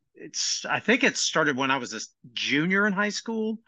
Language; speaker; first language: English; native; English